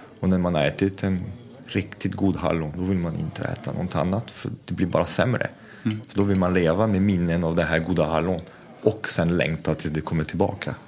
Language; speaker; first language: Swedish; non-native, fluent; French